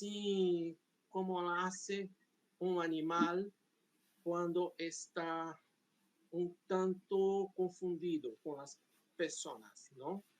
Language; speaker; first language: Spanish; non-native, fluent; Portuguese